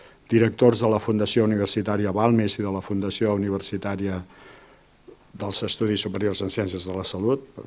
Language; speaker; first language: Catalan; native; Catalan